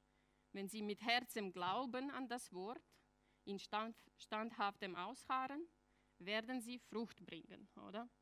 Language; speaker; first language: German; non-native, fluent; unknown